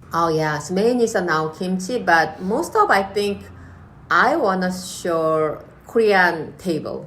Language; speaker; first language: English; non-native, learner; Korean